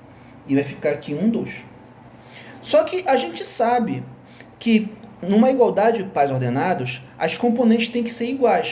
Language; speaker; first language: Portuguese; native; Portuguese